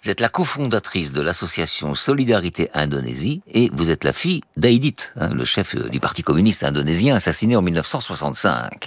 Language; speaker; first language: French; native; French